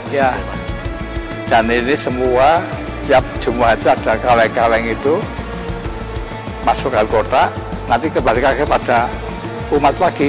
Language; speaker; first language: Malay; non-native, local second language; Javanese